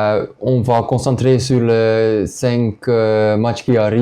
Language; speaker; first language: French; non-native, local second language; Dutch